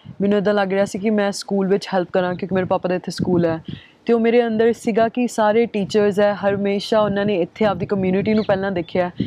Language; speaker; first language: Punjabi; early bilingual, heritage; Punjabi